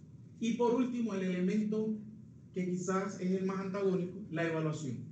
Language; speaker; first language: Spanish; native; Spanish